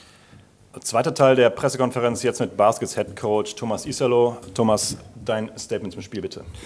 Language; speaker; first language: German; native; German